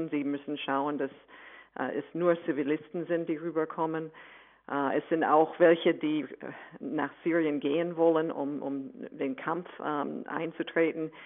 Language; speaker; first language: German; non-native, fluent; English